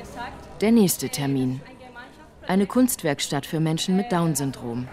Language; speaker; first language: German; native; German